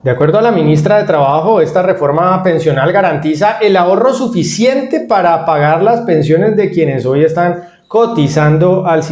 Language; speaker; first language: Spanish; native; Spanish